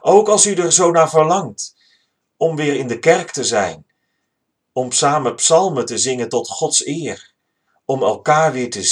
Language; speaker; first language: Dutch; native; Dutch